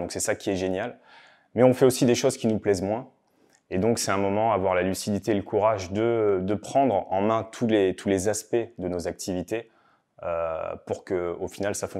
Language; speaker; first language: French; native; French